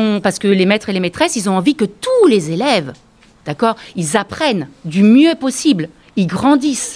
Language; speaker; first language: French; native; French